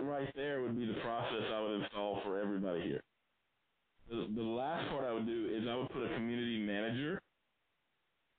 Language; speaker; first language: English; native; English